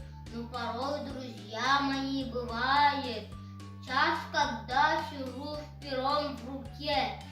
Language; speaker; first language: Russian; non-native, local second language; Yakut